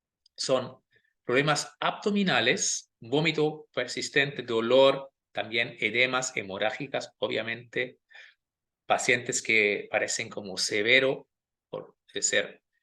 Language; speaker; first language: Spanish; non-native, fluent; German